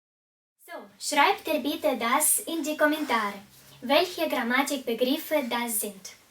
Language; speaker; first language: German; non-native, fluent; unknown